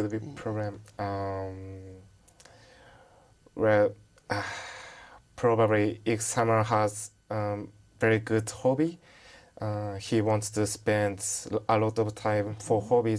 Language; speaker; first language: English; non-native, learner; Japanese